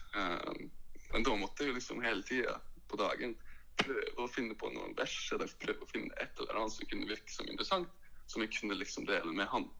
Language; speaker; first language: Norwegian; early bilingual, other home language; Latvian